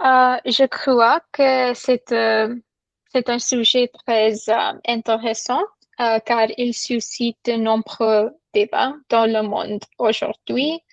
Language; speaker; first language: French; non-native, learner; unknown